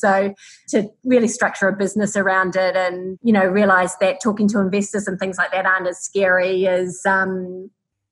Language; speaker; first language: English; native; English